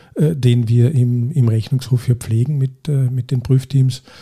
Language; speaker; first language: German; native; German